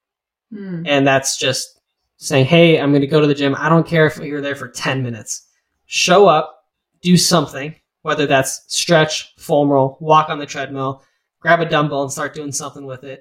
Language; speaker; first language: English; native; English